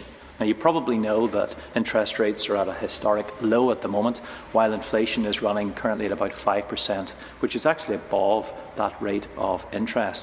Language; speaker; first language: English; native; English